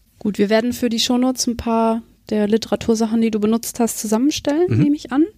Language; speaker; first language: German; native; German